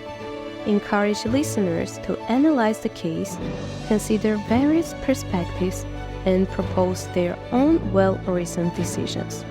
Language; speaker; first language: English; non-native, fluent; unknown